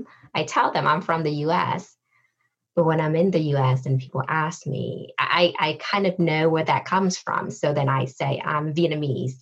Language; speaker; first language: English; early bilingual, other home language; Vietnamese